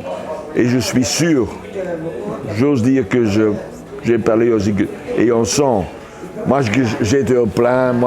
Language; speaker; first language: French; non-native, local second language; Dutch